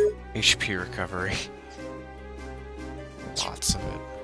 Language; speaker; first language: English; native; English